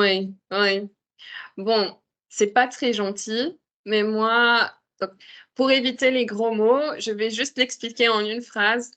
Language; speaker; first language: French; native; French